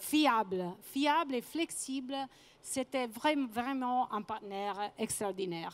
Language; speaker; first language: French; non-native, fluent; Italian